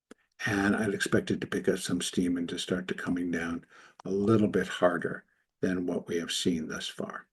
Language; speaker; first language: English; native; English